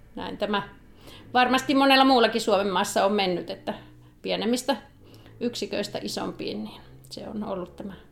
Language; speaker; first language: Finnish; native; Finnish